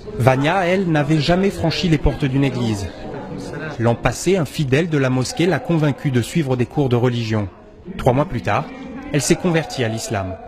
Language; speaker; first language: French; native; French